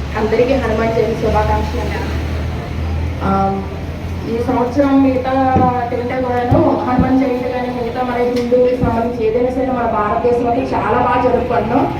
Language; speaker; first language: Telugu; native; Telugu